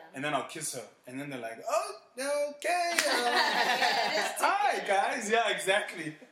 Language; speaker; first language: English; non-native, local second language; Xhosa